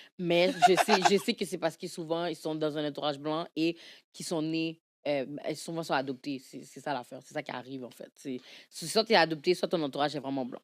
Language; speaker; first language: French; early bilingual, other home language; Haitian Creole